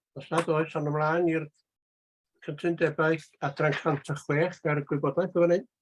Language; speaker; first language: Welsh; native; Welsh